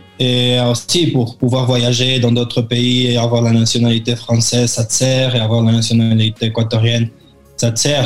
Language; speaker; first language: French; early bilingual, heritage; French